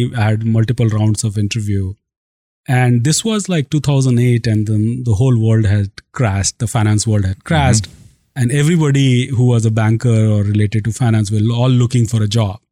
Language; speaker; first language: English; non-native, local second language; Hindi